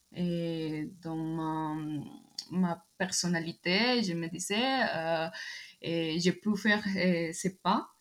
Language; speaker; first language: French; non-native, fluent; Spanish